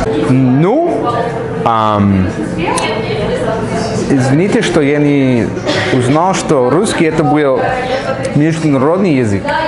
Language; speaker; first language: Russian; non-native, learner; English